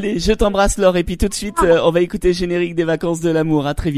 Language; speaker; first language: French; native; French